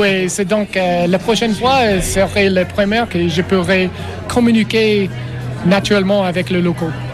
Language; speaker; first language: French; non-native, learner; English